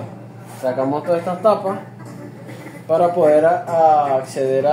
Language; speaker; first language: Spanish; native; Spanish